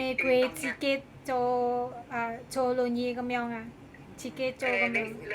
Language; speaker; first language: Cantonese; non-native, learner; Indonesian